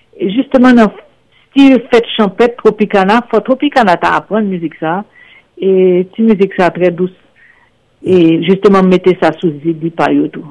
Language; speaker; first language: French; non-native, local second language; Haitian Creole